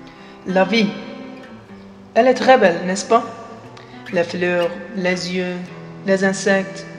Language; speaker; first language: French; non-native, learner; Turkish